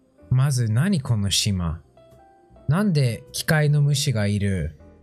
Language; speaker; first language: Japanese; non-native, fluent; English